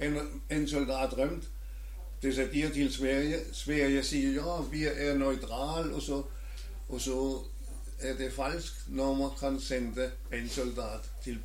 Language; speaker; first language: Danish; non-native, learner; German